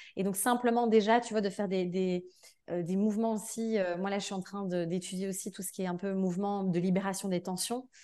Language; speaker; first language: French; native; French